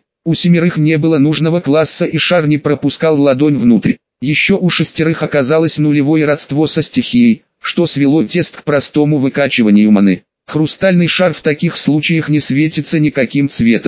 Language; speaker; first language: Russian; native; Russian